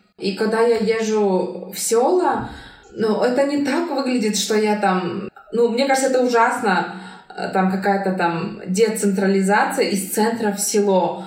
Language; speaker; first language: Russian; non-native, local second language; Kyrgyz